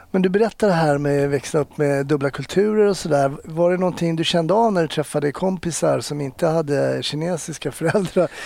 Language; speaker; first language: Swedish; native; Swedish